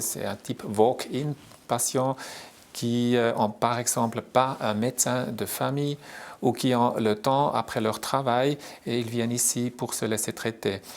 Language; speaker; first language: French; non-native, local second language; German